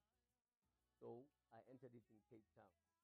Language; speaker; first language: English; non-native, local second language; Xhosa